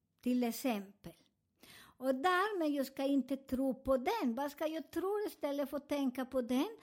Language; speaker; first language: Swedish; non-native, fluent; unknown